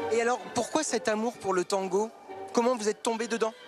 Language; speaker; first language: French; native; French